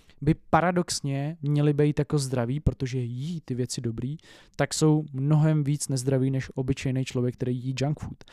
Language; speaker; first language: Czech; native; Czech